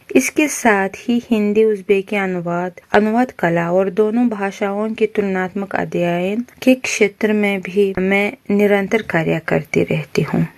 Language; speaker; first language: Hindi; non-native, fluent; Uzbek